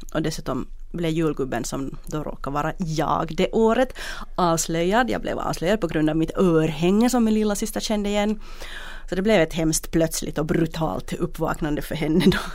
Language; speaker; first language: Swedish; native; Swedish